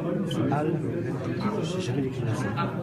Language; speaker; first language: French; native; French